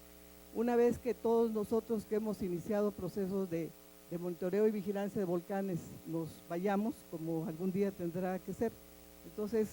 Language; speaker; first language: Spanish; native; Spanish